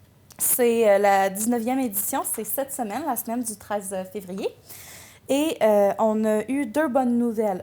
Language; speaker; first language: French; native; French